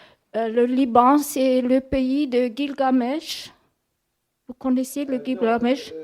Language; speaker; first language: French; non-native, fluent; German